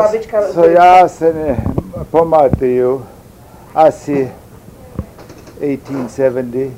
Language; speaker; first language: Czech; early bilingual, heritage; Czech